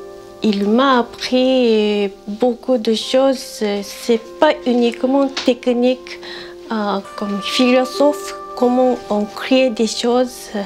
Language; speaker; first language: French; non-native, learner; Japanese